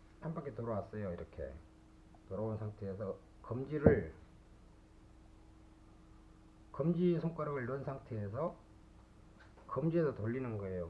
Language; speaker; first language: Korean; native; Korean